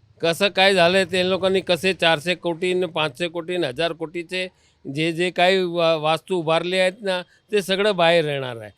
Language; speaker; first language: Marathi; non-native, local second language; Gujarati